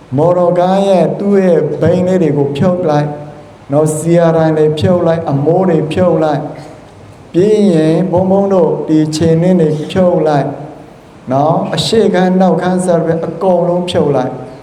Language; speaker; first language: Burmese; non-native, local second language; Shan